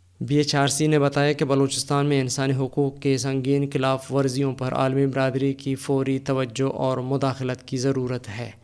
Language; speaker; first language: Urdu; non-native, local second language; Baluchi